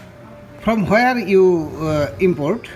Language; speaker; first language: English; non-native, learner; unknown